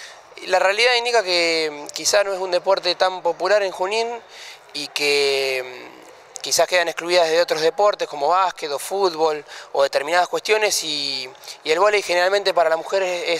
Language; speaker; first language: Spanish; native; Spanish